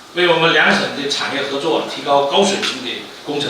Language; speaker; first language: Chinese; native; Chinese